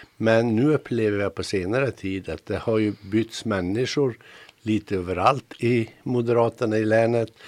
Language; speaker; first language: Swedish; native; Swedish